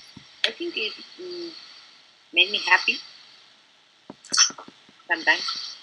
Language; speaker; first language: English; non-native, learner; Spanish